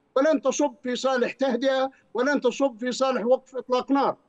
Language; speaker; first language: Arabic; native; Arabic